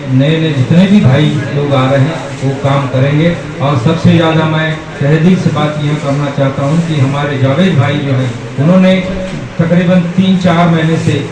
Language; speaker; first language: Hindi; non-native, local second language; Marathi